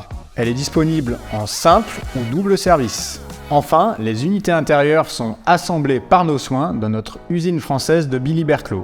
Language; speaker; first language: French; native; French